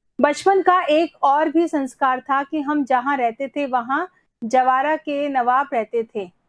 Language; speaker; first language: Hindi; native; Hindi